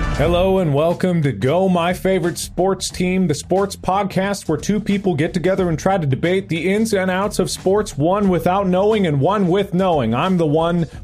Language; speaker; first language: English; native; English